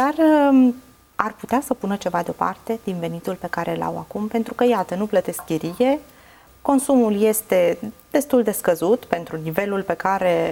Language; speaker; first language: Romanian; native; Romanian